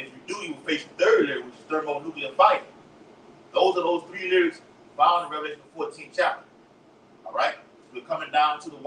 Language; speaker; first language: English; native; English